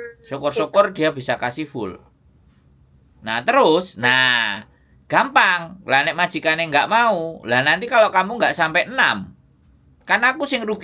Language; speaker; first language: Indonesian; non-native, local second language; Javanese